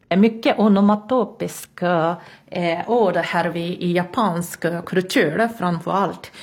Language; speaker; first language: Swedish; non-native, fluent; Japanese